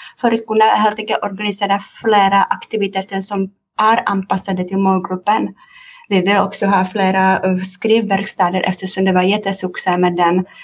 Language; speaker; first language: Swedish; non-native, fluent; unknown